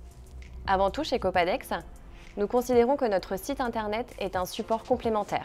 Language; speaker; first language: French; native; French